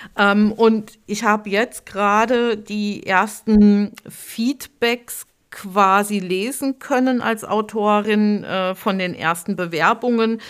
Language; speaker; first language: German; native; German